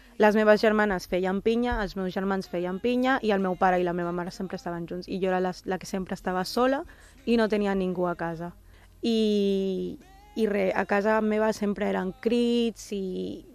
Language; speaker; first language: Catalan; early bilingual, other home language; Urdu